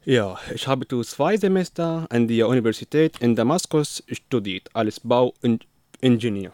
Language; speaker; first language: German; non-native, learner; Arabic